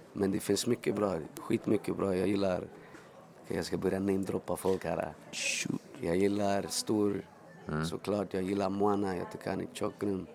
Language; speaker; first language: Swedish; early bilingual, other home language; Spanish